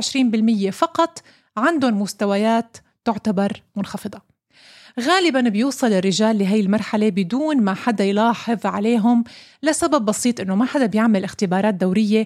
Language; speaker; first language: Arabic; native; Arabic